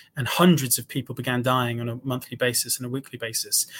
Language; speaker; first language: English; native; English